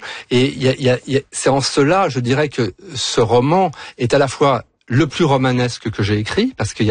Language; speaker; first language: French; native; French